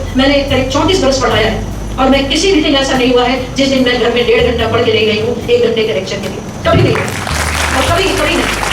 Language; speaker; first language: Hindi; native; Hindi